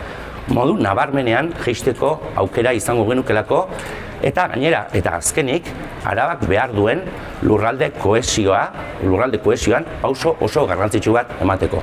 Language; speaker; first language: Basque; native; Basque